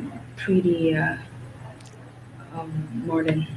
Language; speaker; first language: English; non-native, learner; Vietnamese